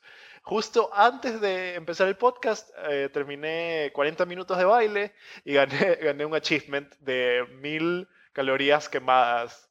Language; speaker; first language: Spanish; native; Spanish